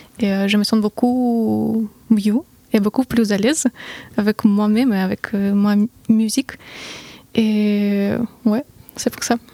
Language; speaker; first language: French; non-native, fluent; Russian